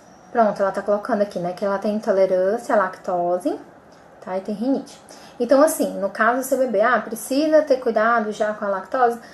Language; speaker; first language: Portuguese; native; Portuguese